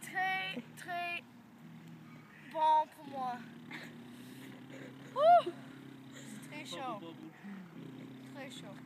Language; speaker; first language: French; non-native, learner; English